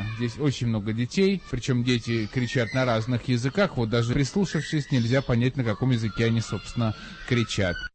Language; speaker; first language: Russian; native; Russian